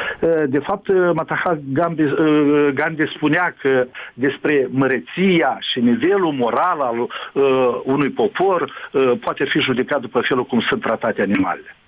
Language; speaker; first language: Romanian; native; Romanian